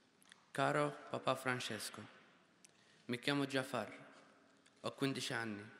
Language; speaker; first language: Italian; non-native, fluent; Arabic